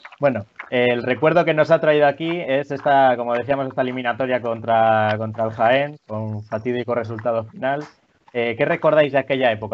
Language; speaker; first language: Spanish; native; Spanish